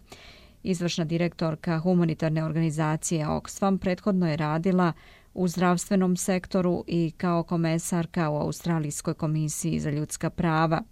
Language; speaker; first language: Serbian; native; Serbian